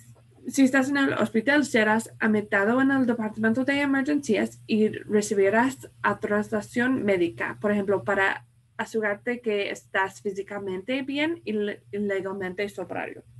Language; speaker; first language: Spanish; non-native, fluent; English